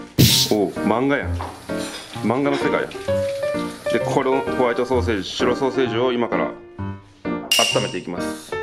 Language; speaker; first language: Japanese; native; Japanese